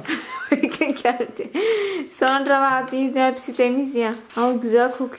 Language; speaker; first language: Turkish; non-native, learner; Indonesian